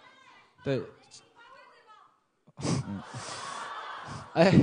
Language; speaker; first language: Chinese; native; Chinese